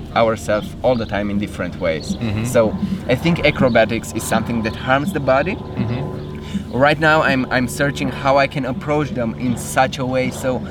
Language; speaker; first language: English; non-native, fluent; Romanian